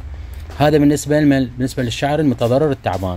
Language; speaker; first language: Arabic; native; Arabic